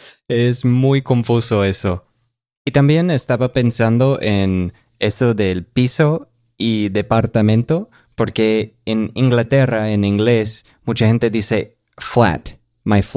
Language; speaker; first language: Spanish; non-native, fluent; English